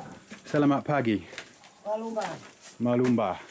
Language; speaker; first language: Indonesian; non-native, learner; English